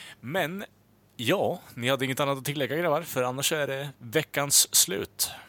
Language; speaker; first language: Swedish; native; Swedish